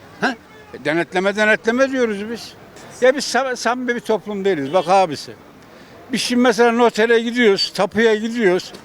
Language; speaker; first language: Turkish; native; Turkish